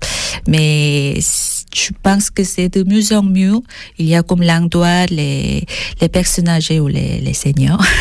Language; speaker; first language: French; non-native, fluent; Korean